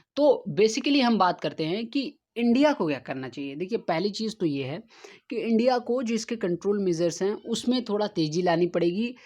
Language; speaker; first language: Hindi; native; Hindi